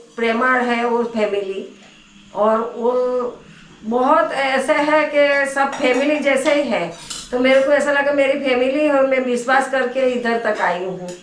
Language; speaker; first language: Hindi; non-native, local second language; Gujarati